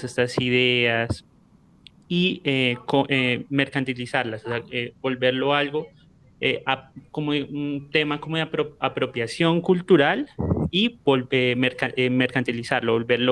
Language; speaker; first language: Spanish; native; Spanish